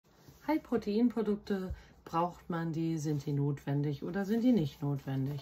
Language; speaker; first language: German; native; German